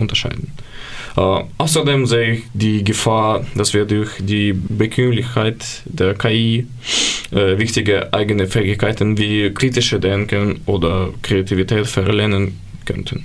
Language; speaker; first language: German; non-native, learner; Ukrainian